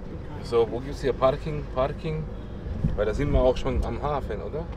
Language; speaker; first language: German; native; German